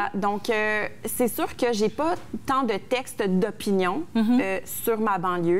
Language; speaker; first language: French; native; French